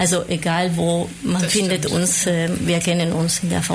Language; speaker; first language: German; non-native, fluent; Spanish